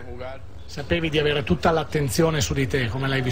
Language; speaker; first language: Italian; native; Italian